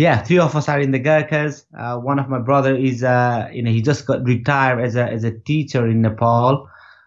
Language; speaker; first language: English; non-native, local second language; Nepali